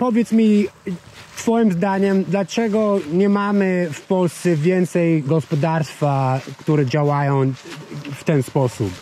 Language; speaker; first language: Polish; non-native, learner; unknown